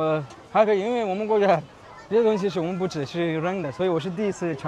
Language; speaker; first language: Chinese; non-native, learner; Amharic